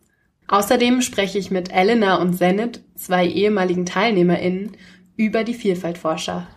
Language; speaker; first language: German; native; German